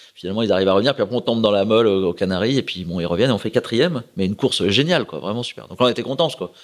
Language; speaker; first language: French; native; French